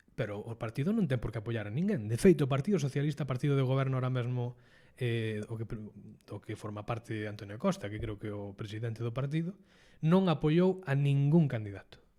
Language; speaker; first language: Galician; non-native, local second language; Spanish